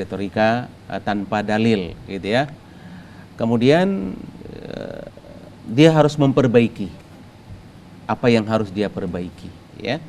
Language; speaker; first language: Indonesian; native; Indonesian